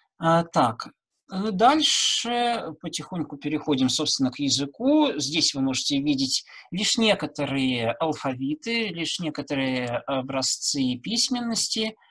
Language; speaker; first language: Russian; native; Russian